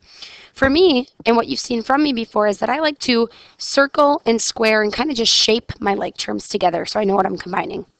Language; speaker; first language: English; native; English